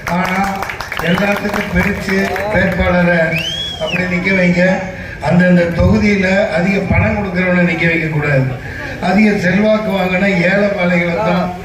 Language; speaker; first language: Tamil; native; Tamil